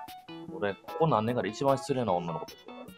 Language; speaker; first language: Japanese; native; Japanese